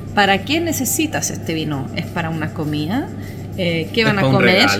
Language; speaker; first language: Spanish; non-native, fluent; French